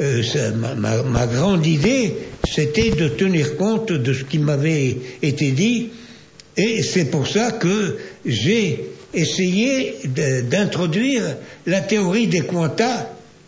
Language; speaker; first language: French; native; French